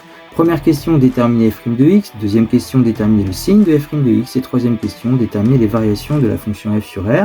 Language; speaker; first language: French; native; French